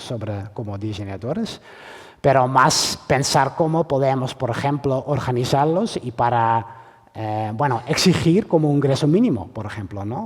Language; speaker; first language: Spanish; non-native, fluent; Dutch